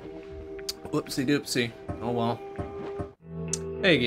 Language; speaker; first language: English; native; English